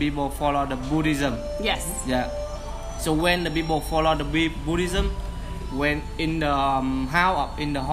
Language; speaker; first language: English; non-native, learner; Vietnamese